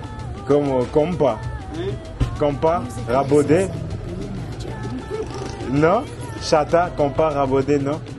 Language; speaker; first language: Spanish; non-native, learner; French